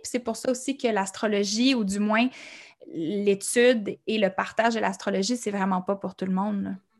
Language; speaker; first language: French; native; French